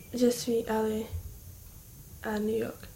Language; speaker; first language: French; non-native, learner; English